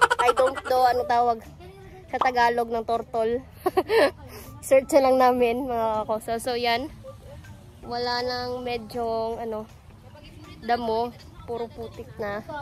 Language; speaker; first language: Filipino; non-native, local second language; Cebuano